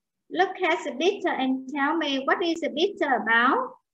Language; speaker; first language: English; non-native, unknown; Vietnamese